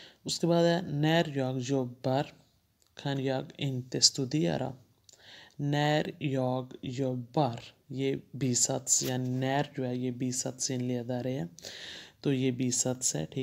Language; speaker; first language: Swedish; non-native, fluent; Urdu